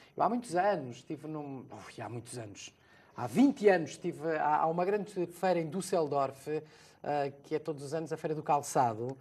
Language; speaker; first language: Portuguese; native; Portuguese